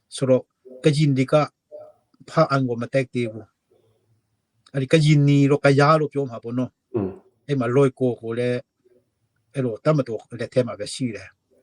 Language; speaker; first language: Burmese; non-native, local second language; Hakha Chin